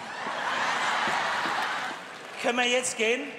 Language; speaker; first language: German; native; German